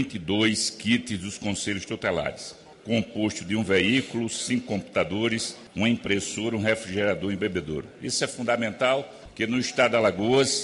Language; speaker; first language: Portuguese; native; Portuguese